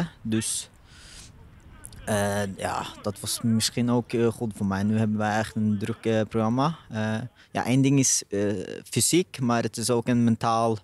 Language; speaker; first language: Dutch; non-native, fluent; Norwegian